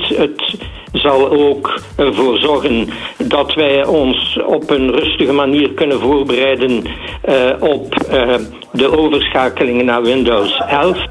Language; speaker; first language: Dutch; native; Dutch